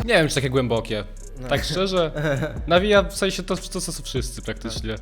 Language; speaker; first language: Polish; native; Polish